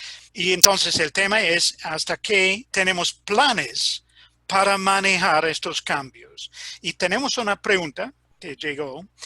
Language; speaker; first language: Spanish; non-native, fluent; English